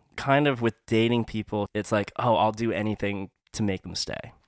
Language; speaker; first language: English; native; English